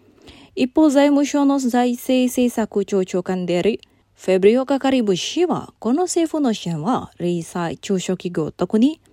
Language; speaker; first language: Japanese; non-native, fluent; Indonesian